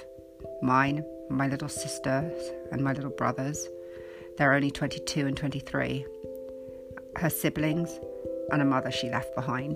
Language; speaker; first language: English; native; English